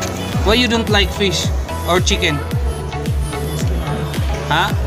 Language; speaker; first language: English; non-native, learner; Filipino